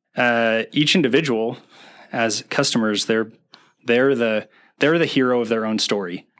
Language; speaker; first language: English; native; English